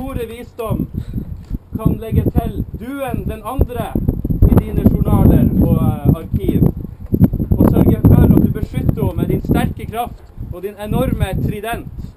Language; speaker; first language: Norwegian; native; Norwegian